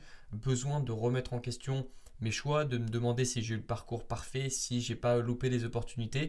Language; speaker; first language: French; native; French